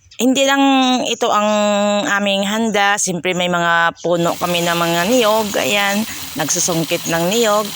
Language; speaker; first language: Filipino; native; Filipino